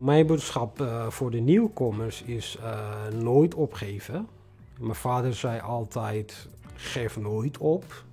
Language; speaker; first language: Dutch; non-native, fluent; Tigrinya